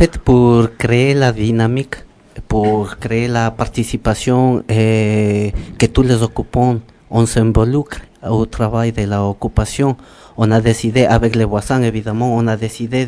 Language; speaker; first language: French; non-native, fluent; Spanish